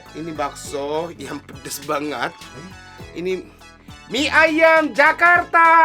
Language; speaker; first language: Indonesian; non-native, fluent; Japanese